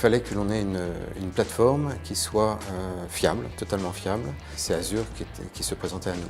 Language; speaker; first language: French; native; French